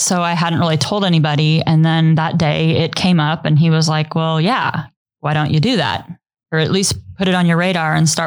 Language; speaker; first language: English; native; English